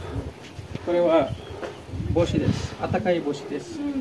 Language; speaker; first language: Japanese; non-native, learner; Nepali